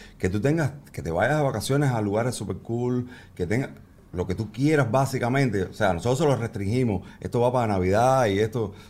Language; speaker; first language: Spanish; native; Spanish